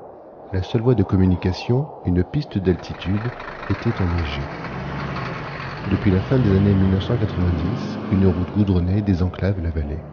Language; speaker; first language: French; native; French